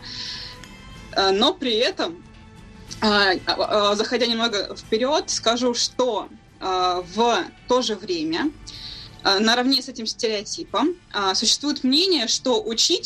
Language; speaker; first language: Russian; native; Russian